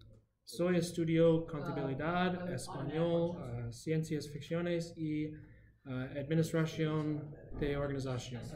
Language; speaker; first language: Spanish; non-native, learner; English